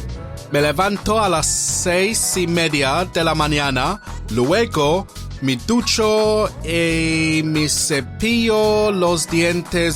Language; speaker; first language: Spanish; non-native, learner; English